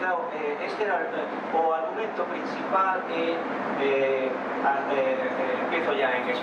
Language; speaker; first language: Portuguese; non-native, learner; Spanish